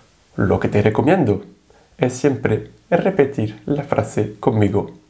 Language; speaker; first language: Spanish; non-native, fluent; French